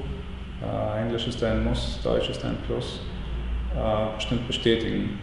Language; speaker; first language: German; non-native, fluent; Latvian